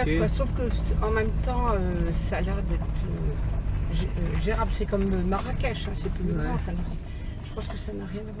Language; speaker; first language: French; native; French